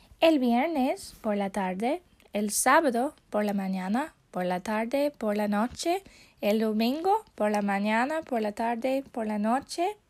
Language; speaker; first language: Spanish; non-native, fluent; English